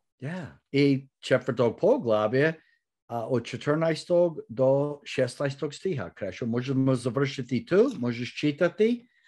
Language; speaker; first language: Croatian; early bilingual, heritage; Croatian